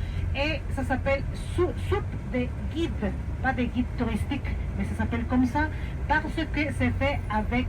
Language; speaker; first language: French; non-native, fluent; Spanish